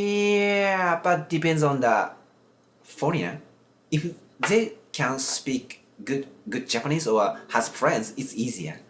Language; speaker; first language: English; non-native, learner; Japanese